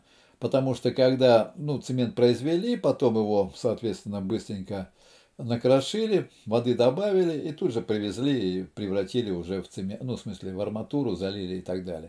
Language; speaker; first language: Russian; native; Russian